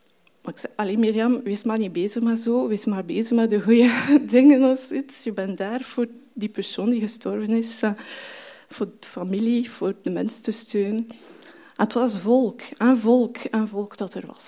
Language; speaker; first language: Dutch; non-native, fluent; French